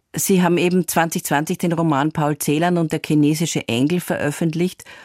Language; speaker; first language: German; native; German